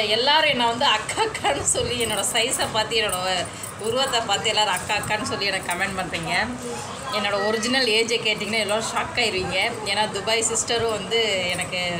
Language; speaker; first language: Tamil; non-native, local second language; Telugu